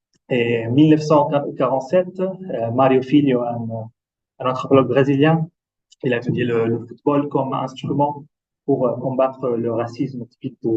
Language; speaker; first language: French; non-native, fluent; Italian